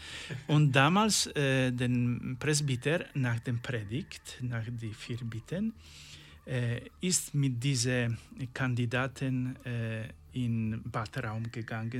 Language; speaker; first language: German; non-native, learner; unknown